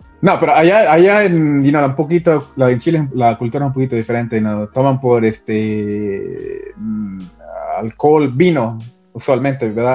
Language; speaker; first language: Spanish; early bilingual, heritage; Spanish